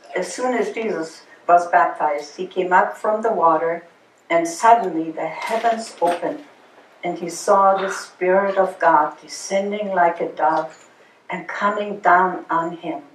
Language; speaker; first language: English; early bilingual, other home language; German